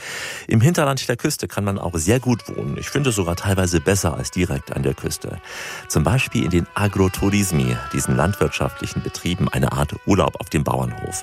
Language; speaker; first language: German; native; German